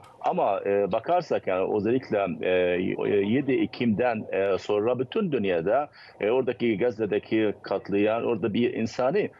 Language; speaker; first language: Turkish; non-native, fluent; Arabic